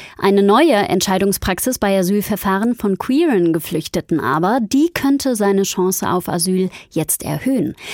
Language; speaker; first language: German; native; German